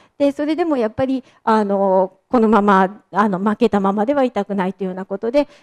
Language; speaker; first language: Japanese; native; Japanese